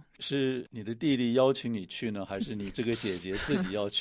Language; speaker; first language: Chinese; native; Chinese